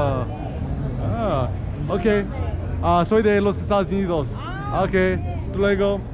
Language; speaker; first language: Spanish; non-native, learner; English